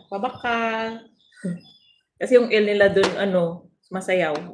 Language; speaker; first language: Filipino; non-native, local second language; Hiligaynon